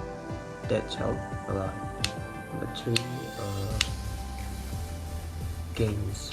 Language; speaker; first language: English; non-native, learner; Indonesian